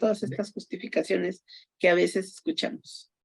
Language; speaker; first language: Spanish; native; Spanish